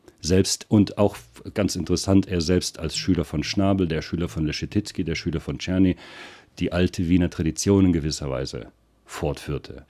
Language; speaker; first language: German; early bilingual, other home language; Russian